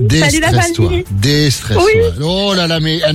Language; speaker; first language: French; native; French